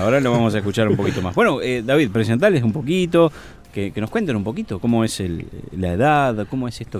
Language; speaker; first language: Spanish; native; Spanish